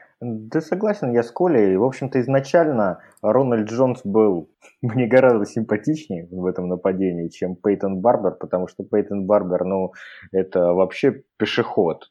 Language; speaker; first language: Russian; native; Russian